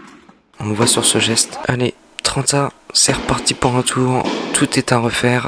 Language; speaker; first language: French; native; French